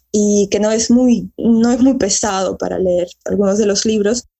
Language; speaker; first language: Spanish; early bilingual, other home language; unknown